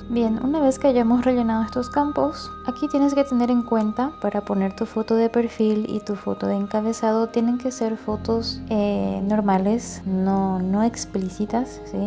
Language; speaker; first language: Spanish; native; Spanish